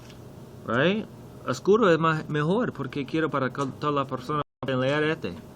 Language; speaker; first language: Spanish; non-native, learner; English